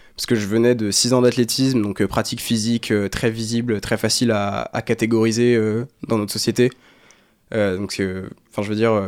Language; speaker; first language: French; native; French